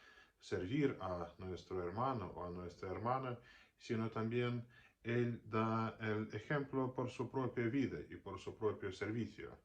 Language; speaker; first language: Spanish; non-native, fluent; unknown